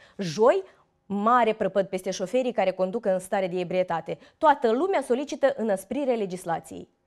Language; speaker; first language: Romanian; native; Romanian